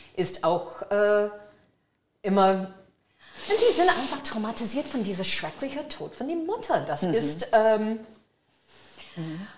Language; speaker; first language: German; non-native, fluent; English